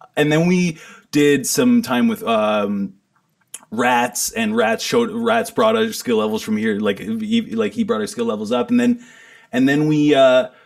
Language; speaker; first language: English; native; English